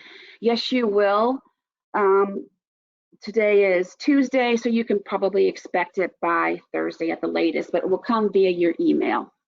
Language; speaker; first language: English; native; English